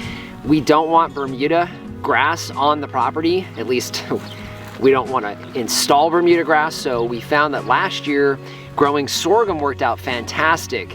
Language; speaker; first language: English; native; English